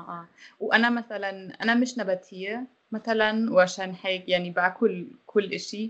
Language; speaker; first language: Arabic; non-native, learner; German